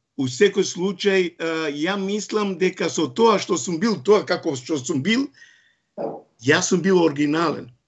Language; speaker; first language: Macedonian; non-native, local second language; Romany